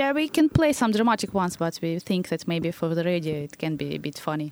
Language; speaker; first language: English; non-native, fluent; Ukrainian